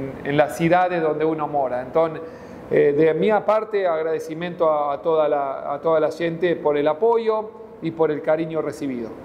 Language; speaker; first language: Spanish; non-native, fluent; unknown